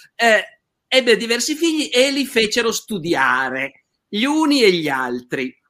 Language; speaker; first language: Italian; native; Italian